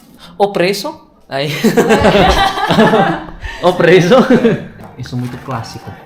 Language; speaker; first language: Portuguese; non-native, learner; Indonesian